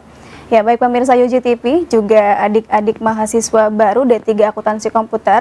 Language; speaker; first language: Indonesian; native; Indonesian